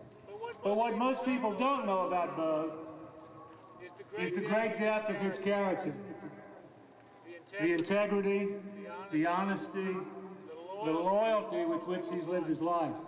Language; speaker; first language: English; native; English